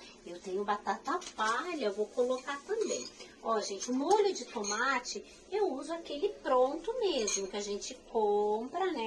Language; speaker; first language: Portuguese; native; Portuguese